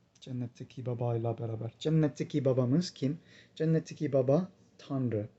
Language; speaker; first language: Turkish; non-native, fluent; English